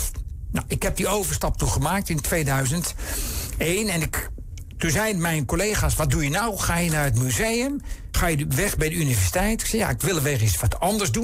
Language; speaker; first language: Dutch; native; Dutch